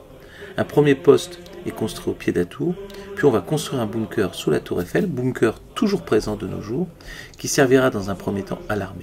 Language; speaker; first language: French; native; French